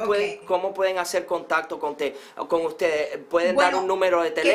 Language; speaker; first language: Spanish; early bilingual, heritage; Spanish